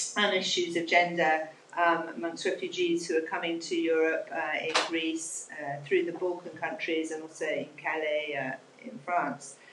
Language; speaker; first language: English; native; English